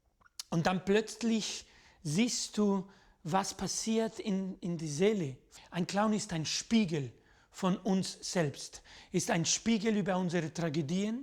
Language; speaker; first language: German; non-native, fluent; Spanish